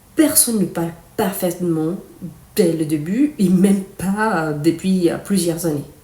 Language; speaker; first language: French; non-native, fluent; Portuguese